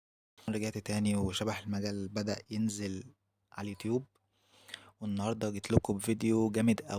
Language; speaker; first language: Arabic; native; Arabic